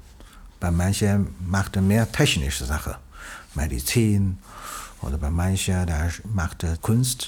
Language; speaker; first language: German; non-native, learner; Chinese